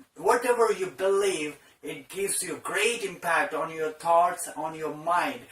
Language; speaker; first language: English; non-native, local second language; Telugu